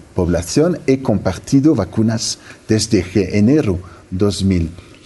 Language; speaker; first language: Spanish; non-native, fluent; French